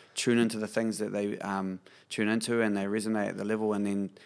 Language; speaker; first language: English; native; English